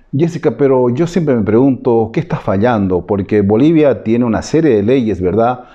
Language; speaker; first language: Spanish; native; Spanish